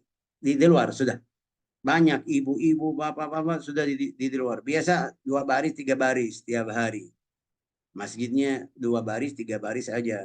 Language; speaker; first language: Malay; non-native, fluent; Arabic